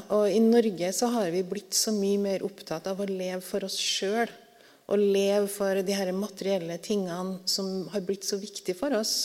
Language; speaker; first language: Norwegian; native; Norwegian